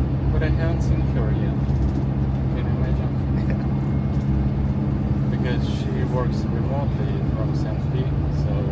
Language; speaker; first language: English; non-native, fluent; Russian